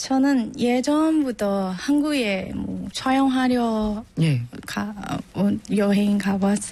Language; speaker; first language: Korean; non-native, learner; Burmese